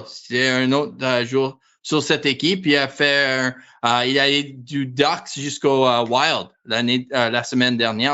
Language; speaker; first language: French; non-native, learner; English